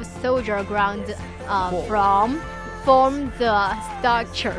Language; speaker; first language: English; non-native, learner; Chinese